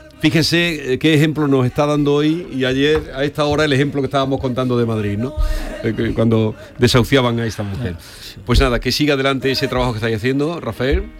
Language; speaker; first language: Spanish; native; Spanish